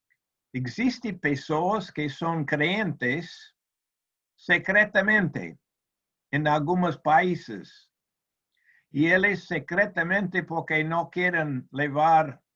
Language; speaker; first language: Spanish; non-native, learner; Portuguese